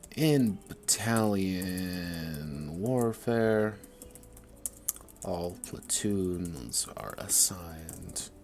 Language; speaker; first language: English; native; English